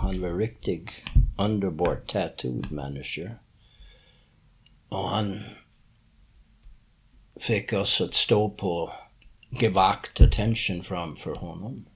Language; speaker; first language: Swedish; early bilingual, heritage; English